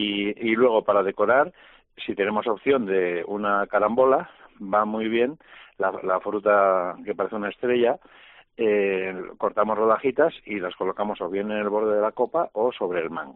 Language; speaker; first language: Spanish; native; Spanish